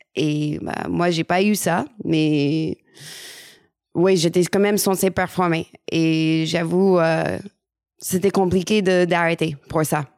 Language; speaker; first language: French; non-native, fluent; English